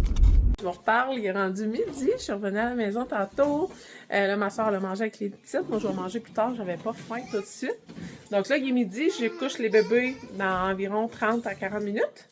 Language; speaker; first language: French; native; French